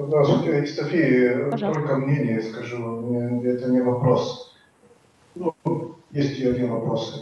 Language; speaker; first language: Russian; non-native, learner; Bulgarian